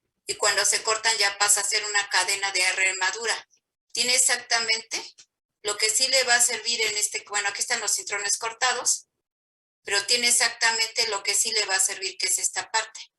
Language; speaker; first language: Spanish; native; Spanish